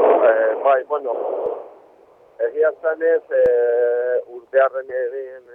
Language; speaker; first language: Basque; non-native, local second language; Spanish